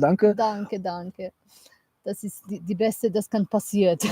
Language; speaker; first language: German; non-native, learner; Spanish